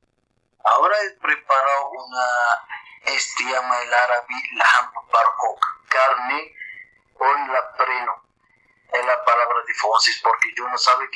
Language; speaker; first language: Spanish; non-native, learner; Arabic